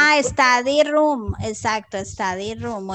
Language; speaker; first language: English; non-native, fluent; Spanish